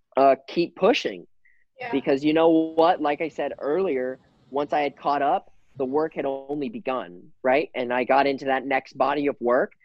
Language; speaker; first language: English; native; English